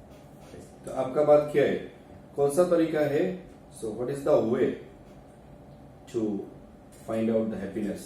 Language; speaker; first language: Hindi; non-native, learner; Bangla